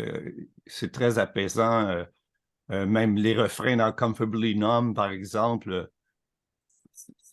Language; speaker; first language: French; native; French